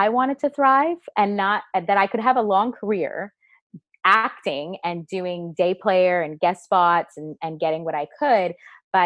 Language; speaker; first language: English; native; English